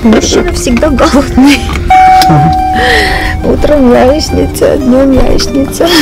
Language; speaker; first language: Russian; non-native, fluent; Armenian